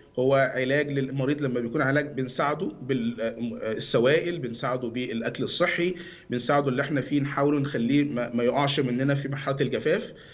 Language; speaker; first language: Egyptian Arabic; native; Egyptian Arabic